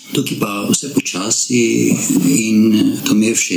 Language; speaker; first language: Slovenian; non-native, learner; Armenian